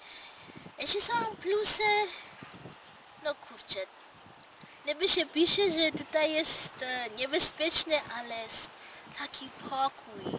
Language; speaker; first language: Polish; non-native, fluent; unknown